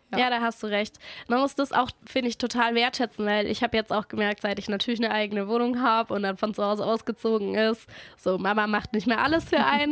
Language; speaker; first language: German; native; German